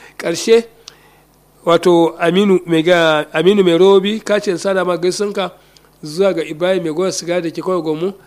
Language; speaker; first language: Hausa; native; Hausa